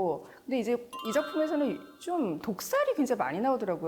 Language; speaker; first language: Korean; native; Korean